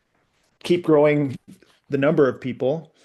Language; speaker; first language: English; native; English